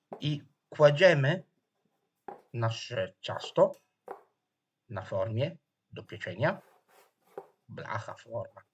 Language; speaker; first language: Polish; non-native, fluent; Italian